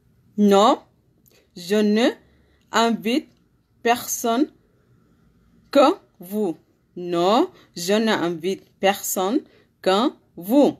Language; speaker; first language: French; non-native, learner; Arabic